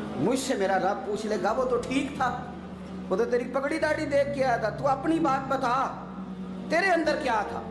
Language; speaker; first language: Urdu; non-native, local second language; Punjabi